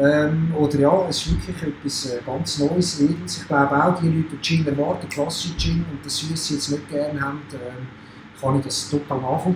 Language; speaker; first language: German; native; German